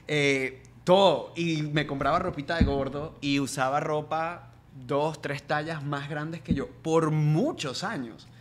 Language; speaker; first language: Spanish; native; Spanish